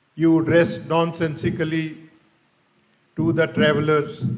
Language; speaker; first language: English; non-native, local second language; Punjabi